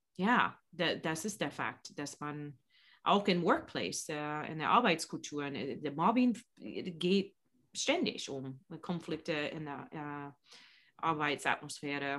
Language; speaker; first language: German; non-native, learner; English